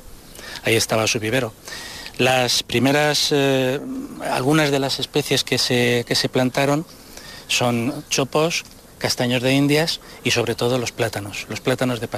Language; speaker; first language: Spanish; native; Spanish